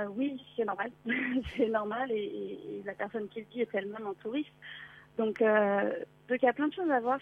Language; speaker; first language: French; native; French